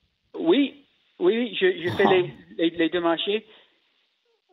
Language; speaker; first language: French; non-native, learner; English